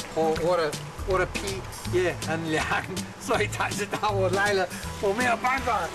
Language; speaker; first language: Chinese; non-native, learner; English